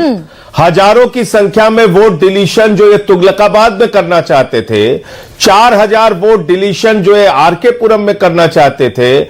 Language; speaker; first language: Hindi; native; Hindi